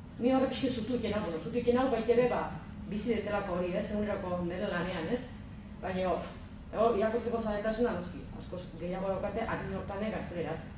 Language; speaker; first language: Basque; native; Basque